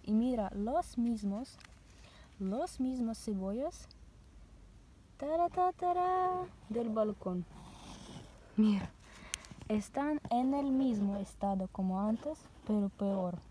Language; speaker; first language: Spanish; non-native, learner; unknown